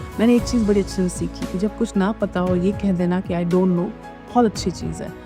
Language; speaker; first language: Hindi; native; Hindi